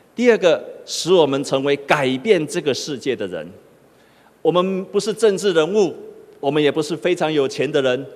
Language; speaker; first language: Chinese; native; Chinese